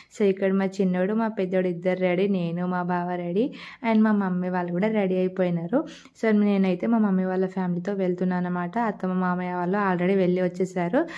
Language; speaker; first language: Telugu; non-native, local second language; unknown